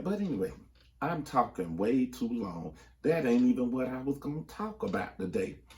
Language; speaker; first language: English; native; English